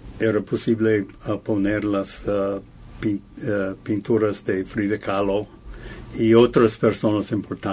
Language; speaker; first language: Spanish; non-native, fluent; English